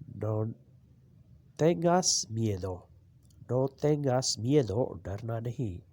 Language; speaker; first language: Spanish; non-native, learner; Urdu